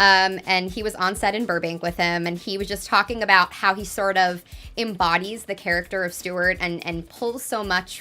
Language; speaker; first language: English; native; English